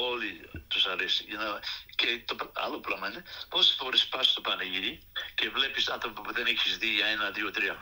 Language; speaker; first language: Greek; early bilingual, other home language; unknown